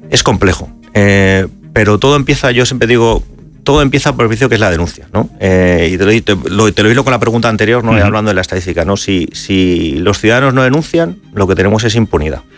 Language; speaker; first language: Spanish; native; Spanish